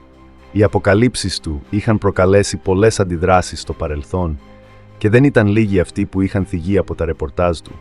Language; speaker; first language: Greek; native; Greek